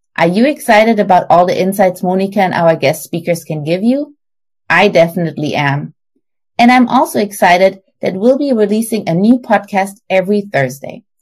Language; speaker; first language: English; non-native, fluent; German